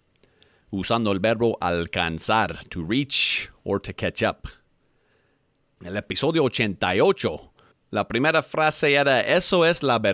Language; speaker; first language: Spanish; non-native, fluent; English